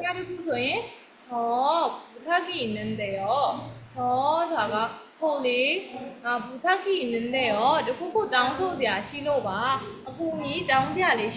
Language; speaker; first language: Korean; non-native, fluent; Burmese